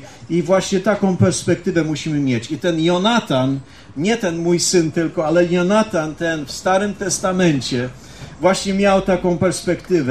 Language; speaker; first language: Polish; early bilingual, heritage; Polish